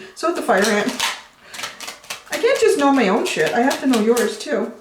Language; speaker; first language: English; native; English